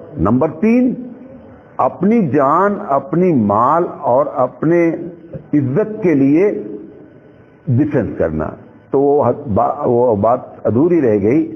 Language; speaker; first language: Urdu; native; Urdu